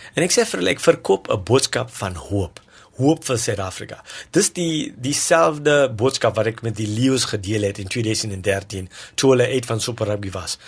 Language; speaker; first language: Afrikaans; non-native, local second language; English